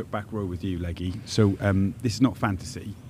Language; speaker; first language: English; native; English